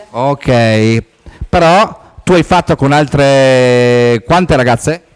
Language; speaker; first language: Italian; native; Italian